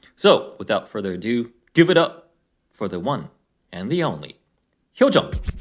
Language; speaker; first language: English; early bilingual, other home language; Korean